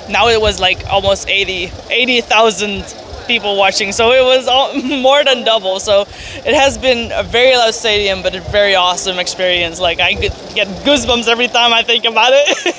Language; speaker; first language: English; non-native, fluent; Dutch